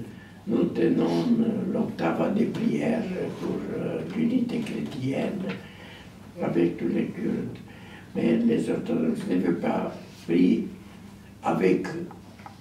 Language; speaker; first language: French; non-native, learner; Romanian